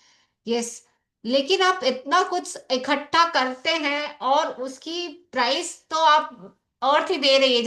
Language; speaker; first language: Hindi; native; Hindi